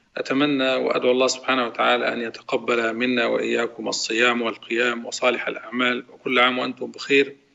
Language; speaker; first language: Arabic; native; Arabic